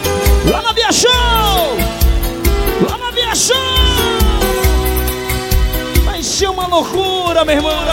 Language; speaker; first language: Portuguese; native; Portuguese